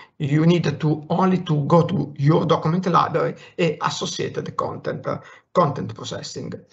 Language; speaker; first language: English; non-native, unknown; Italian